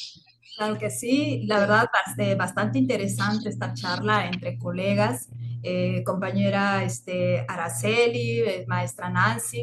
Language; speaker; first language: Spanish; native; Spanish